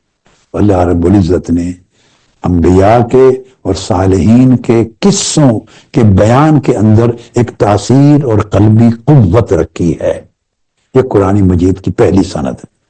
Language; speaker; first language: Urdu; native; Urdu